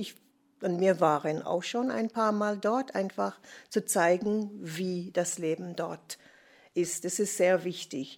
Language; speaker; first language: German; non-native, fluent; English